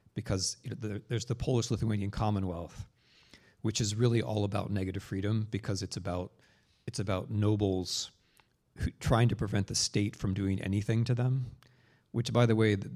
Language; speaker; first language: English; native; English